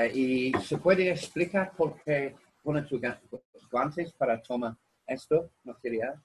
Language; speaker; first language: Spanish; non-native, learner; English